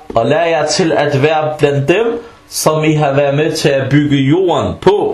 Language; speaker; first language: Danish; non-native, fluent; Arabic